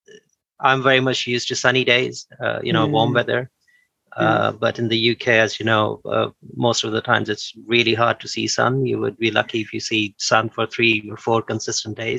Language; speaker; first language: English; non-native, local second language; Urdu